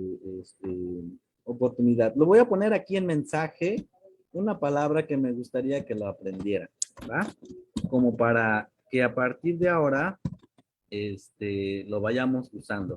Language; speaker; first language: Spanish; non-native, local second language; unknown